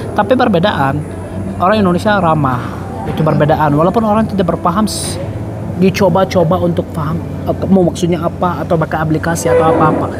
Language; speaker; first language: Indonesian; non-native, fluent; Arabic